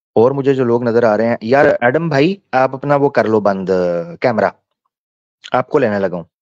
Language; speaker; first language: Urdu; non-native, local second language; Punjabi